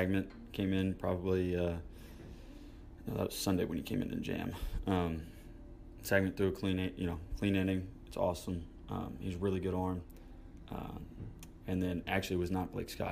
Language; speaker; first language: English; native; English